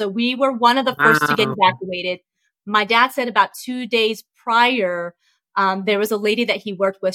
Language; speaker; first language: English; early bilingual, other home language; Vietnamese